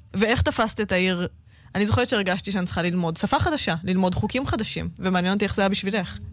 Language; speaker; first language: Hebrew; native; Hebrew